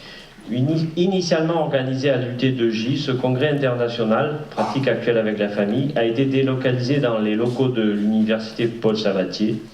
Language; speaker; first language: French; native; French